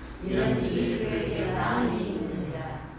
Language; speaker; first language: Korean; native; Korean